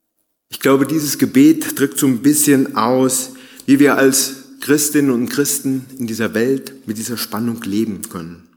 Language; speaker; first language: German; native; German